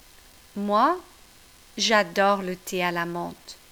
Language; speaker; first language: French; non-native, fluent; English